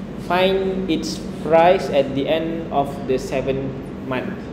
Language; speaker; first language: English; non-native, local second language; Malay